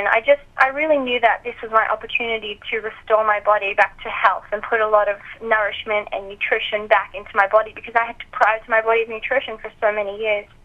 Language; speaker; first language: English; native; English